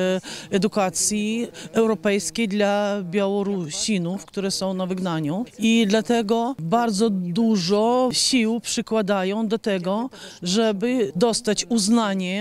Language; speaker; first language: Polish; non-native, fluent; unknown